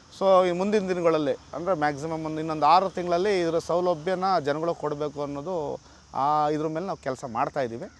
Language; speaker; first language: Kannada; native; Kannada